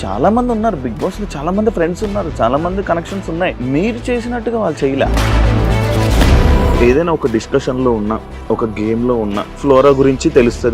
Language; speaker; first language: Telugu; native; Telugu